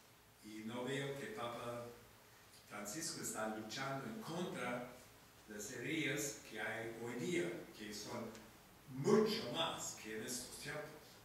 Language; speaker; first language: Spanish; non-native, fluent; English